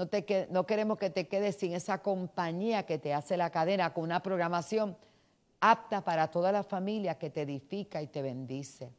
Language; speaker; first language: Spanish; native; Spanish